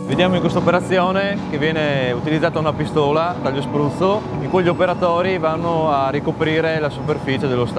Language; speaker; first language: Italian; native; Italian